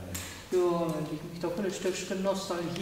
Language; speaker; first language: Dutch; native; Dutch